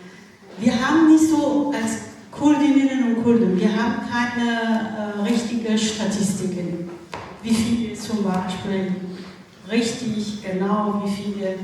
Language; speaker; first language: German; non-native, fluent; Kurdish